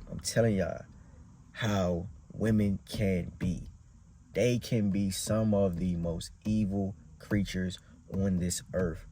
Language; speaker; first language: English; native; English